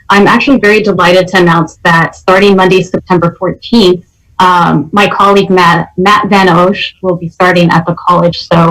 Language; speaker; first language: English; native; English